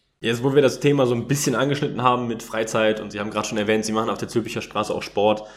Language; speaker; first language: German; native; German